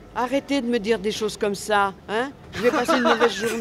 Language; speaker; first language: French; native; French